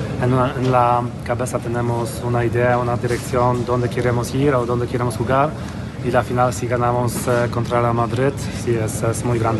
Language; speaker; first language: Spanish; non-native, fluent; Polish